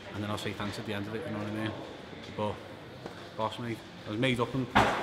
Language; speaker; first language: English; native; English